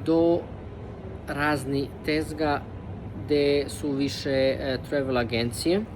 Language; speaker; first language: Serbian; early bilingual, heritage; Serbian